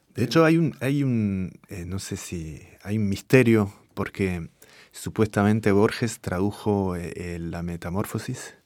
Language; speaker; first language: Spanish; non-native, fluent; French